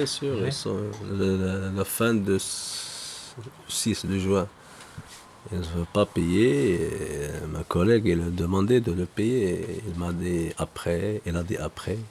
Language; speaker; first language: French; non-native, learner; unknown